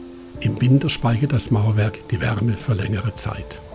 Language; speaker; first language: German; native; German